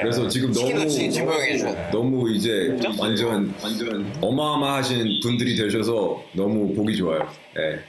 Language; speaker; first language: Korean; early bilingual, heritage; Korean